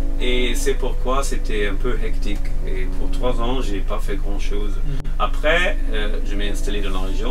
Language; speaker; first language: French; non-native, fluent; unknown